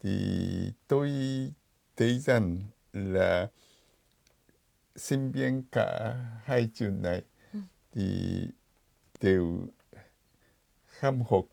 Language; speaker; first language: Vietnamese; non-native, fluent; Japanese